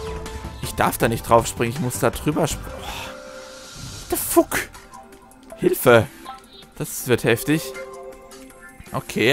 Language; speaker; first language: German; native; German